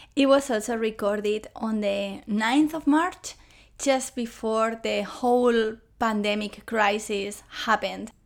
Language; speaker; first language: English; non-native, fluent; Spanish